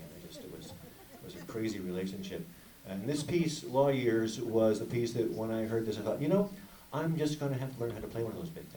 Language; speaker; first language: English; native; English